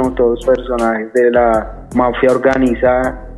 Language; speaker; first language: Spanish; native; Spanish